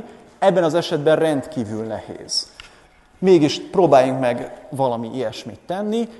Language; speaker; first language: Hungarian; native; Hungarian